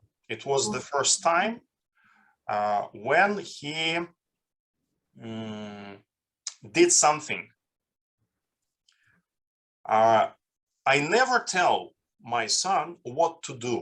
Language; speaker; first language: English; non-native, fluent; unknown